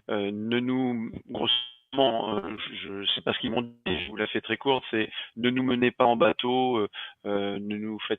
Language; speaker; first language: French; native; French